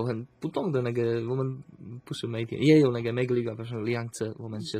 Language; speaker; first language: Chinese; non-native, learner; Slovak